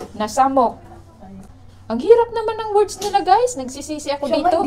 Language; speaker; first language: Filipino; non-native, local second language; Cebuano